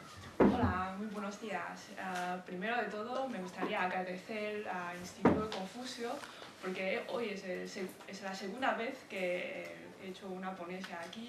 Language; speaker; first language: Spanish; non-native, fluent; Chinese